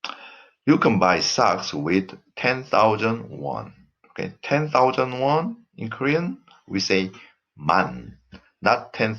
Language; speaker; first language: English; non-native, fluent; Korean